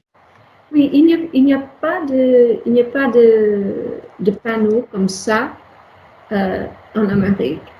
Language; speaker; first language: French; non-native, learner; English